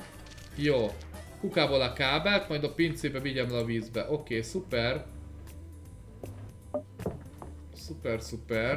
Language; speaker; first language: Hungarian; native; Hungarian